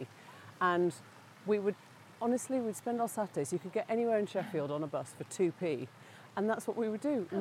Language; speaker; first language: English; native; English